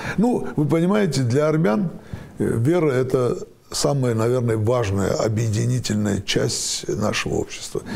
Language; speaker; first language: Russian; non-native, local second language; Armenian